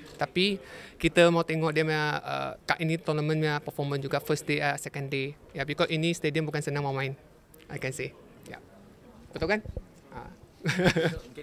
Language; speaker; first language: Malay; non-native, local second language; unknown